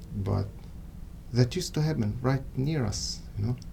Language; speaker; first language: English; non-native, fluent; Arabic